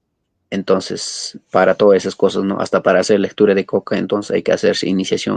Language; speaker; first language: Spanish; non-native, local second language; Quechua